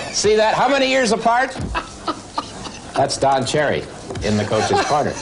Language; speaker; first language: English; native; English